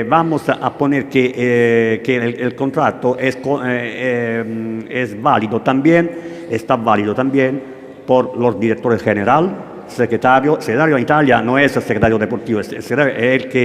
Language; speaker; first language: Spanish; non-native, learner; Italian